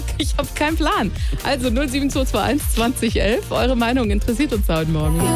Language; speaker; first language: German; native; German